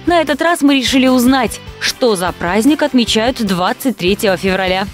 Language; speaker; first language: Russian; native; Russian